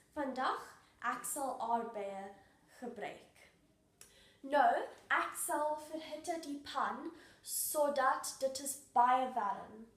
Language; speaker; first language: Afrikaans; non-native, local second language; English